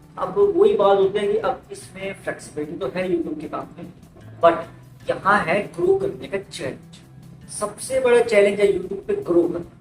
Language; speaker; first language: Hindi; native; Hindi